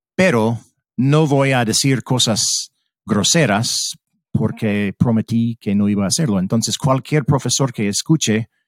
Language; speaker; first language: Spanish; non-native, fluent; English